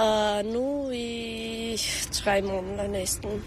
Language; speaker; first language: Danish; early bilingual, other home language; Romanian